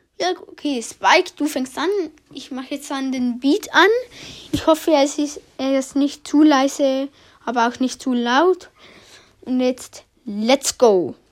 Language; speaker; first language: German; native; German